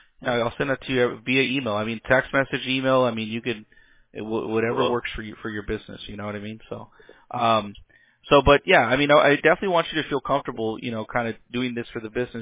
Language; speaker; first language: English; early bilingual, other home language; Spanish